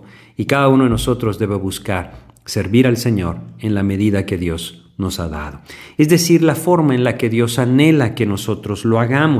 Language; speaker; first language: Spanish; native; Spanish